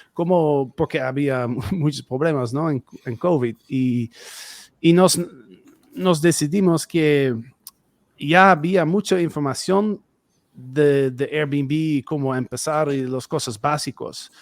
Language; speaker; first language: Spanish; non-native, fluent; Dutch